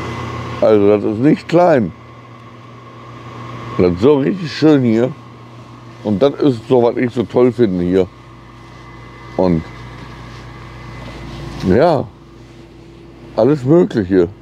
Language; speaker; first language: German; native; German